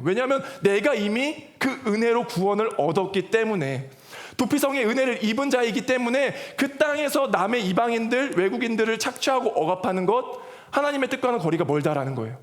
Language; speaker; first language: Korean; native; Korean